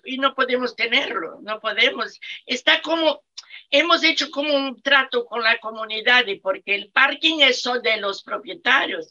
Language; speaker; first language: Spanish; non-native, fluent; Portuguese